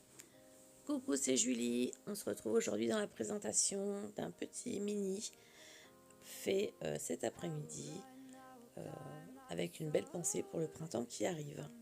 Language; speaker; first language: French; native; French